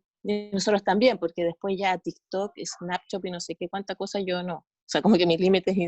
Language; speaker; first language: Spanish; native; Spanish